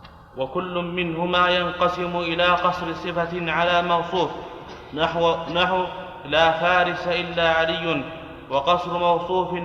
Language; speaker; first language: Arabic; native; Arabic